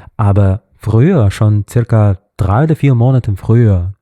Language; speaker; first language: German; non-native, learner; Russian